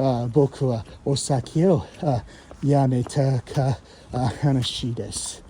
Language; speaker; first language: Japanese; non-native, fluent; English